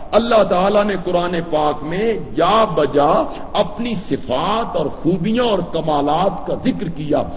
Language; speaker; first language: Urdu; non-native, local second language; Punjabi